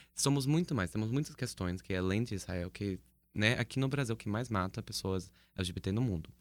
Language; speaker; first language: Portuguese; non-native, fluent; English